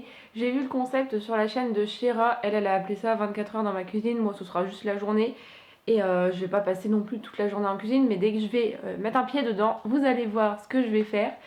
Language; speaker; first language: French; native; French